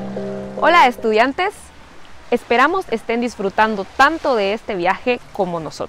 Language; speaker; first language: Spanish; non-native, fluent; English